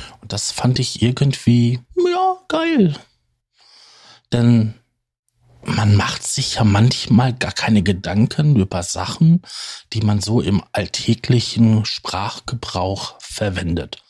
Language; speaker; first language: German; native; German